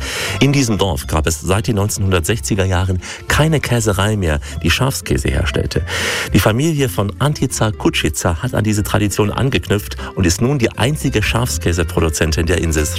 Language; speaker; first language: German; native; German